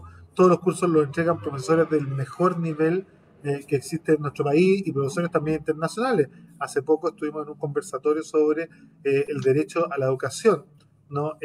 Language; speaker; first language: Spanish; native; Spanish